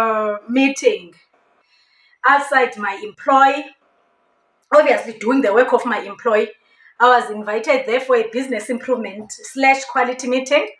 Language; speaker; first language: English; non-native, local second language; Xhosa